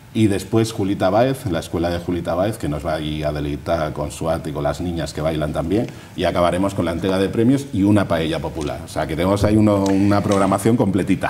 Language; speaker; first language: Spanish; native; Spanish